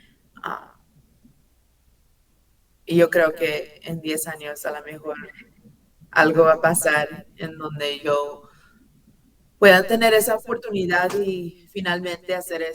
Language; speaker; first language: Spanish; early bilingual, heritage; English